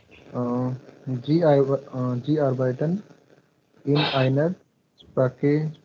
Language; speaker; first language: German; non-native, learner; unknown